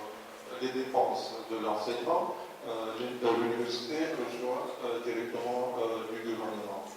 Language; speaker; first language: French; non-native, fluent; Russian